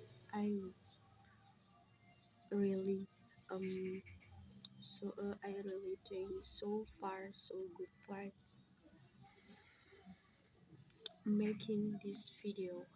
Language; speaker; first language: English; non-native, learner; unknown